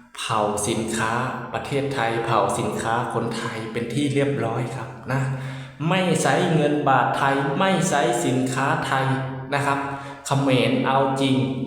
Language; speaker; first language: Thai; native; Thai